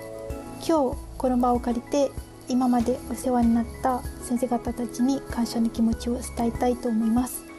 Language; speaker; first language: Japanese; non-native, fluent; Malay